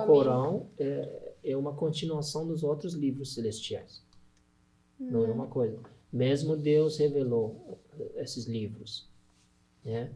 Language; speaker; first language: Portuguese; non-native, learner; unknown